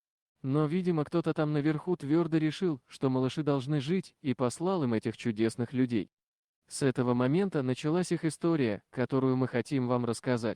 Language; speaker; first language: Russian; native; Russian